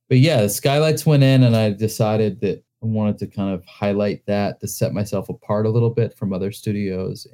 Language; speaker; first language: English; native; English